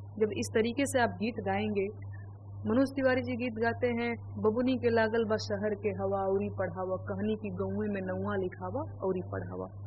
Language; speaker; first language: Hindi; non-native, local second language; Bhojpuri